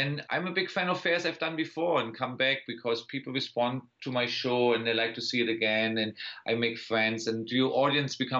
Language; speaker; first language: English; non-native, fluent; German